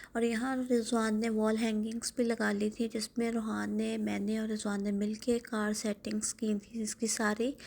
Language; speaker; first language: Urdu; native; Urdu